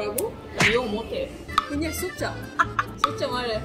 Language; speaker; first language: Korean; non-native, learner; Filipino